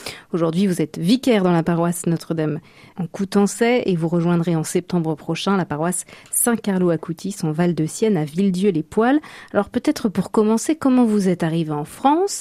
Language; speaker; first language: French; native; French